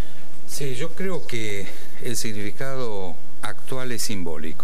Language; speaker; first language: Spanish; native; Spanish